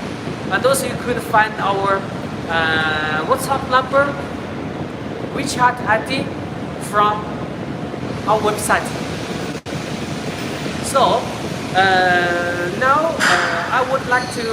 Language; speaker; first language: English; non-native, learner; Chinese